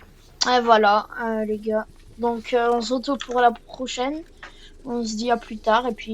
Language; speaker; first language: French; native; French